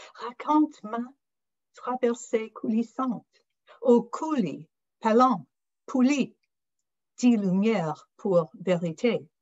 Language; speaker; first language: French; non-native, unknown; English